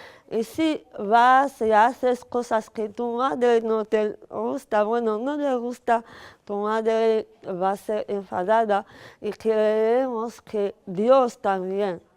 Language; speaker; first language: Spanish; non-native, fluent; Arabic